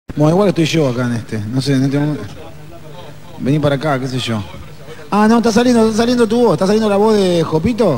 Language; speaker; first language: Spanish; native; Spanish